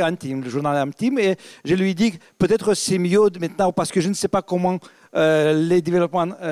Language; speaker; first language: French; non-native, fluent; Russian